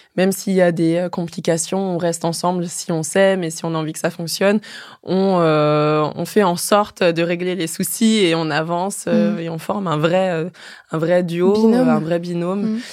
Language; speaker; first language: French; native; French